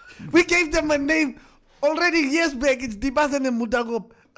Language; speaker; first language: English; non-native, local second language; Afrikaans